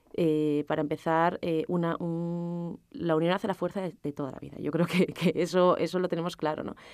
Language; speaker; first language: Spanish; native; Spanish